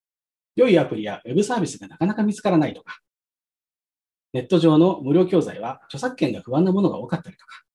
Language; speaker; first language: Japanese; native; Japanese